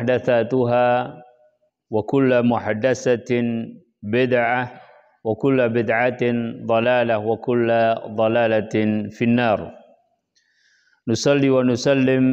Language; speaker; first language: Arabic; non-native, fluent; Indonesian